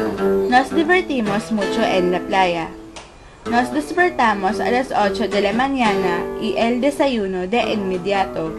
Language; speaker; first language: Spanish; non-native, learner; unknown